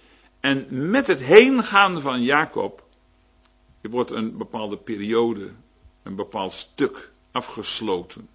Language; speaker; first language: Dutch; native; Dutch